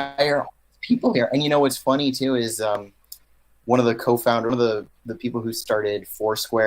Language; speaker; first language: English; native; English